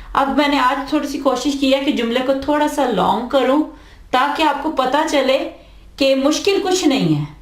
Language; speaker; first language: Urdu; native; Urdu